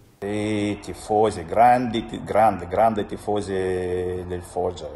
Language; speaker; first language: Italian; non-native, fluent; Russian